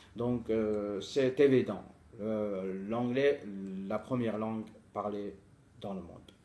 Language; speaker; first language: French; non-native, fluent; Arabic